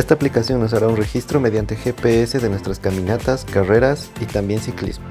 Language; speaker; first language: Spanish; native; Spanish